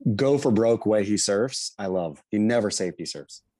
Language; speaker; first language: English; native; English